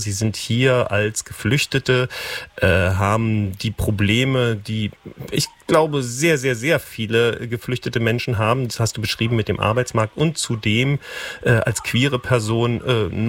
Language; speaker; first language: German; native; German